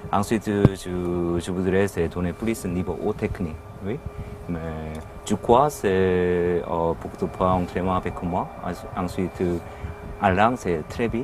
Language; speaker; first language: French; non-native, learner; Korean